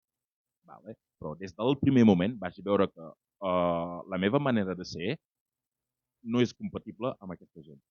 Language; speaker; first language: Catalan; non-native, fluent; Wolof